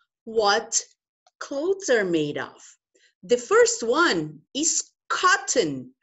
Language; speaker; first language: English; non-native, fluent; Portuguese